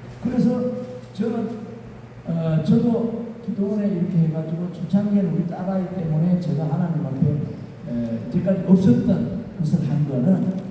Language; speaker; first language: Korean; native; Korean